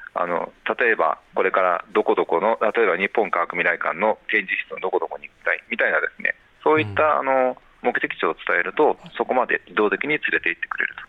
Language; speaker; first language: Japanese; native; Japanese